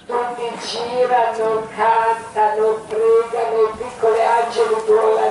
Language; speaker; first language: Italian; non-native, learner; Croatian